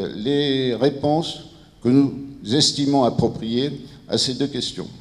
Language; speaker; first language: French; native; French